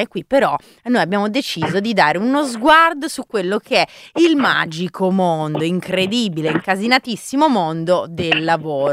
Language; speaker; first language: Italian; native; Italian